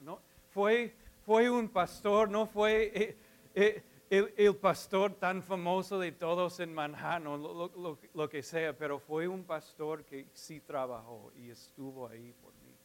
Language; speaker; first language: Spanish; non-native, fluent; English